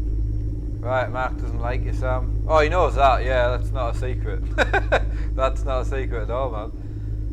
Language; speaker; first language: English; native; English